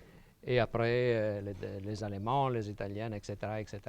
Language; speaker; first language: French; non-native, fluent; Italian